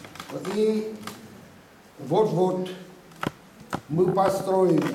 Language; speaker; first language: Russian; non-native, fluent; Vietnamese